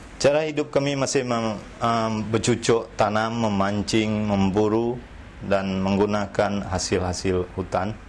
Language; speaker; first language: Malay; non-native, local second language; Iban